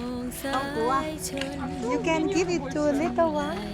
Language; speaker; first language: English; non-native, learner; Thai